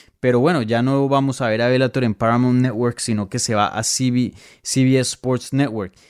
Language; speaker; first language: Spanish; native; Spanish